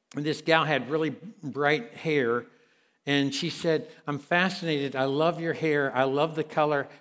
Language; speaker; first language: English; native; English